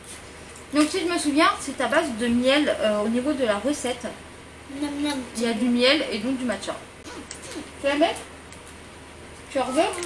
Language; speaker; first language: French; native; French